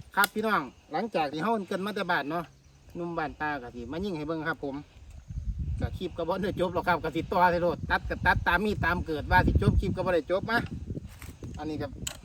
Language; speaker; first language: Thai; native; Thai